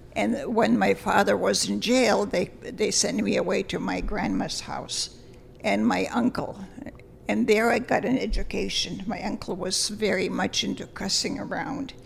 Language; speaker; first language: English; early bilingual, other home language; Lithuanian